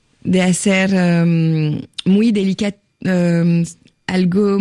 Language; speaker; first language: Spanish; non-native, fluent; French